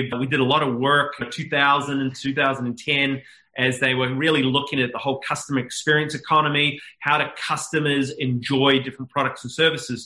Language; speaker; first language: English; native; English